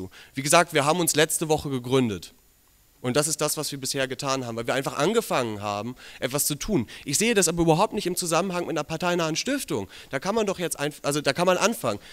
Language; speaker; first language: German; native; German